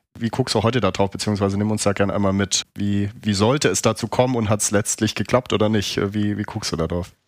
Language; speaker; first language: German; native; German